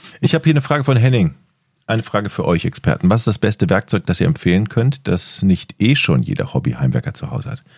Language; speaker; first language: German; native; German